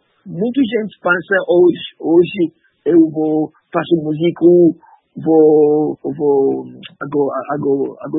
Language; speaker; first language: Portuguese; non-native, learner; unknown